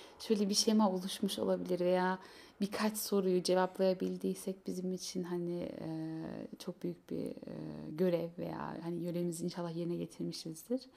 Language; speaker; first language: Turkish; early bilingual, heritage; Turkish